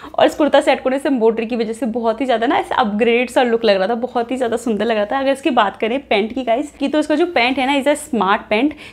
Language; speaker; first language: Hindi; native; Hindi